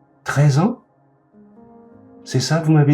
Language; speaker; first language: French; native; French